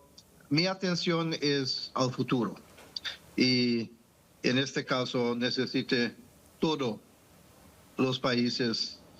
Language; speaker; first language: Spanish; non-native, fluent; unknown